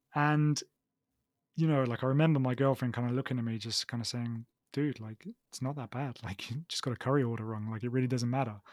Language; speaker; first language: English; native; English